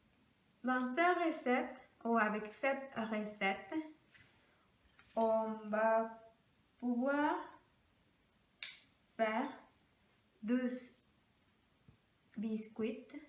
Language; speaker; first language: French; non-native, learner; Spanish